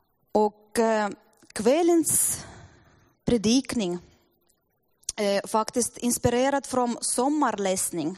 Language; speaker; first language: Swedish; non-native, fluent; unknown